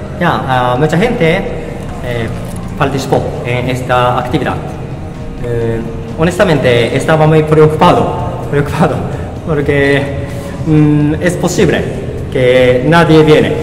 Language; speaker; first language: Spanish; non-native, fluent; Japanese